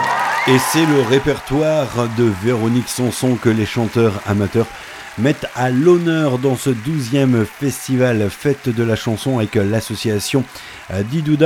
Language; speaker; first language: French; native; French